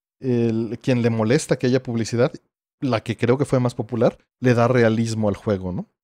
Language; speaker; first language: Spanish; native; Spanish